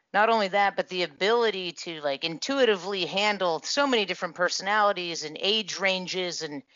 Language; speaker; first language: English; native; English